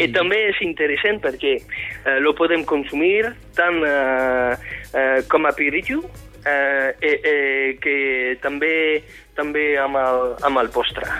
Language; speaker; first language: Catalan; non-native, fluent; French